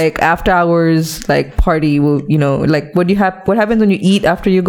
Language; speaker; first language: English; non-native, local second language; Tamil